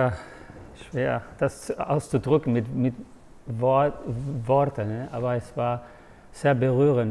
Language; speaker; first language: German; non-native, fluent; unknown